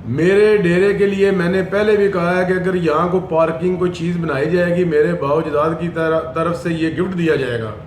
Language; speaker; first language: Urdu; non-native, local second language; Punjabi